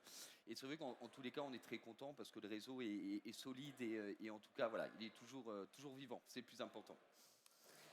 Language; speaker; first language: French; native; French